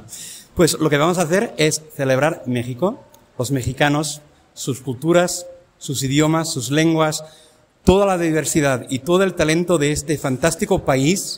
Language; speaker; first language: Spanish; non-native, fluent; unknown